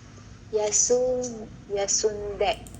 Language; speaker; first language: Japanese; non-native, learner; Cebuano